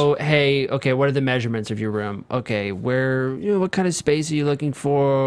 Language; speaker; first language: English; native; English